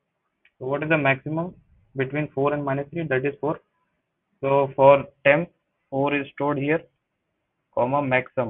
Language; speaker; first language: English; non-native, local second language; Hindi